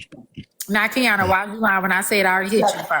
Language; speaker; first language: English; native; English